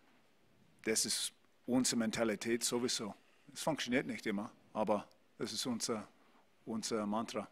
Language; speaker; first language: German; non-native, fluent; English